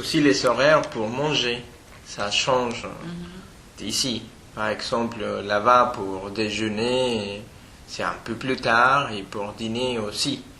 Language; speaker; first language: French; non-native, fluent; Spanish